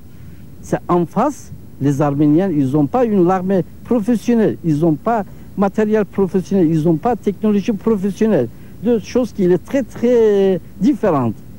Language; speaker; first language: French; non-native, learner; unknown